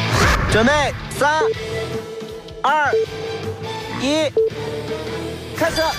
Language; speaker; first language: Chinese; native; Chinese